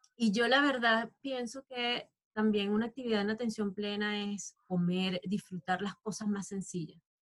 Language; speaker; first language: Spanish; native; Spanish